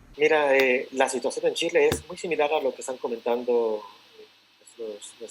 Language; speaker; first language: Spanish; native; Spanish